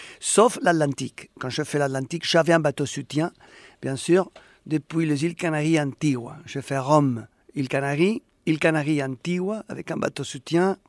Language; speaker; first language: French; non-native, fluent; Spanish